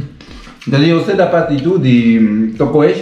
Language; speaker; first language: Indonesian; non-native, learner; Swiss German